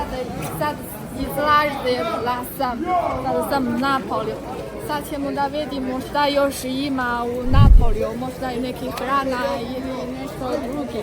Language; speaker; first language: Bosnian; non-native, learner; Chinese